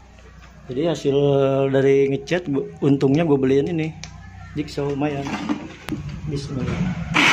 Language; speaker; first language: Indonesian; native; Indonesian